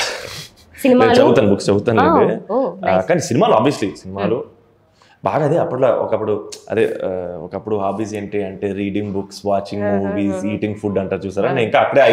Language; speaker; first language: Telugu; native; Telugu